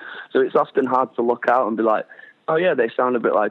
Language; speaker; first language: English; native; English